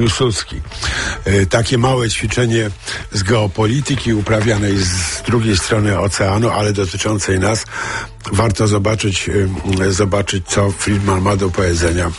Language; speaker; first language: Polish; native; Polish